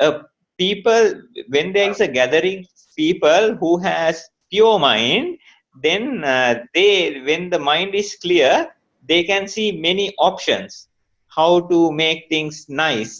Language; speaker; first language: English; non-native, local second language; Sinhala